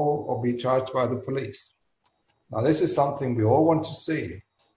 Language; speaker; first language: English; non-native, fluent; German